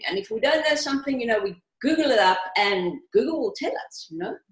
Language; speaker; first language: English; early bilingual, other home language; Greek